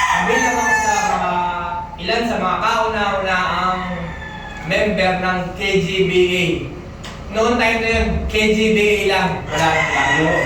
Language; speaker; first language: Filipino; non-native, local second language; Pampanga